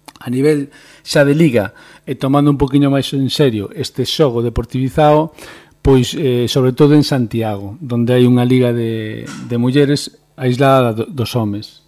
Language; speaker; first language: Galician; native; Galician